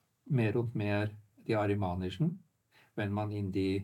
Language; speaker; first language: German; non-native, fluent; Norwegian